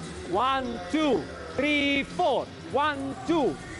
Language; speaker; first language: English; non-native, learner; Italian